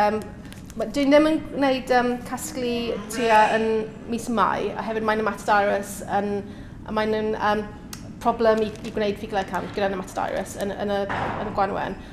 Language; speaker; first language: Welsh; non-native, learner; English